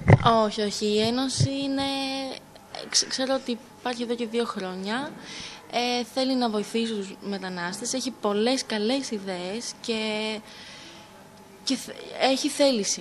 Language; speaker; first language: Greek; early bilingual, other home language; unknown